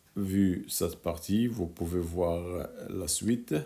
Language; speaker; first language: French; non-native, local second language; Arabic